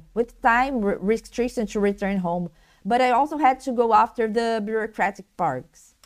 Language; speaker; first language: English; non-native, learner; Portuguese